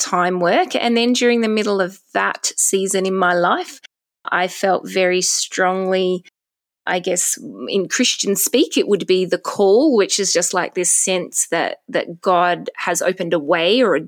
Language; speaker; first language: English; native; English